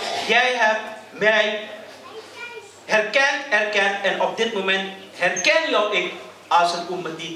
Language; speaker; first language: Dutch; early bilingual, other home language; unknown